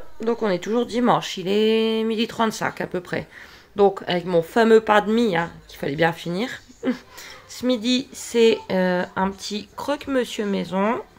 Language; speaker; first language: French; native; French